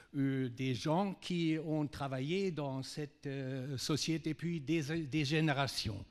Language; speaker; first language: French; non-native, fluent; German